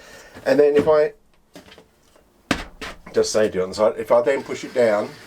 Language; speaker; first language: English; native; English